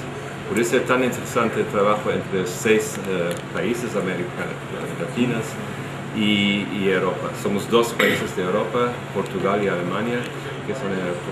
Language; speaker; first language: Spanish; non-native, fluent; German